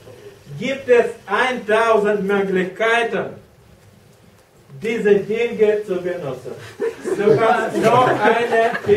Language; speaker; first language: German; non-native, learner; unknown